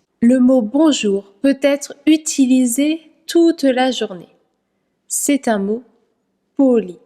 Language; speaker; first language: French; native; French